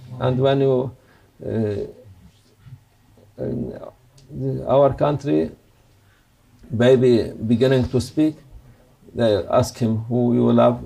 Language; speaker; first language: English; non-native, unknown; Turkish